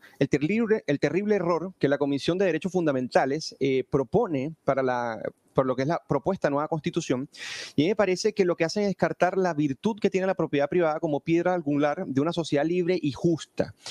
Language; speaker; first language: Spanish; native; Spanish